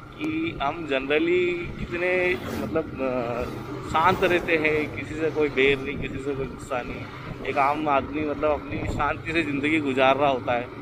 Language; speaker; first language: Hindi; native; Hindi